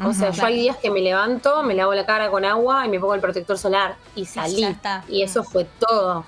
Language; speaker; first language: Spanish; native; Spanish